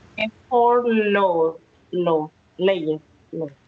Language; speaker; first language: English; non-native, learner; Spanish